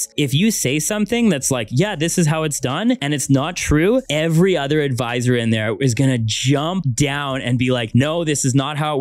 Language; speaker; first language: English; native; English